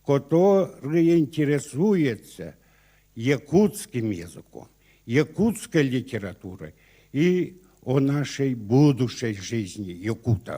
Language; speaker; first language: Russian; non-native, local second language; Yakut